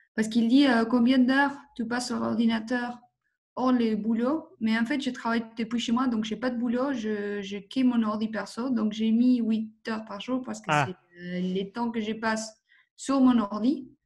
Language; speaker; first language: French; non-native, fluent; Spanish